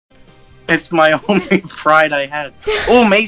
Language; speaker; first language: English; native; English